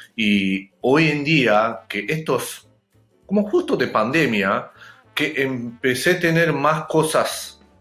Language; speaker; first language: Spanish; non-native, fluent; Japanese